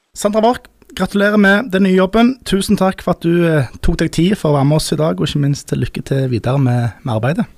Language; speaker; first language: Norwegian; native; Norwegian